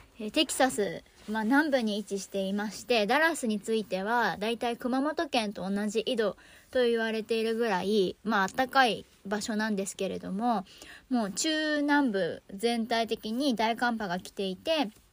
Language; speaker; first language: Japanese; native; Japanese